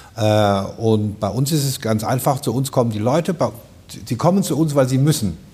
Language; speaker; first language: German; native; German